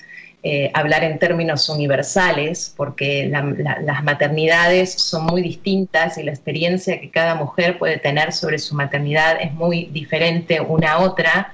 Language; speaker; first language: Spanish; native; Spanish